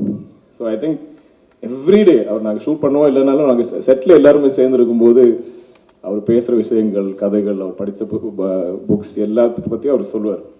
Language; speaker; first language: Tamil; non-native, local second language; Malayalam